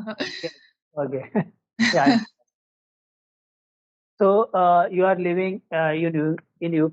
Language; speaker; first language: English; non-native, learner; Marathi